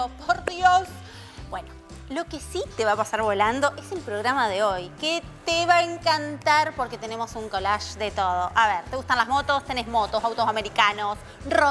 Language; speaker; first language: Spanish; native; Spanish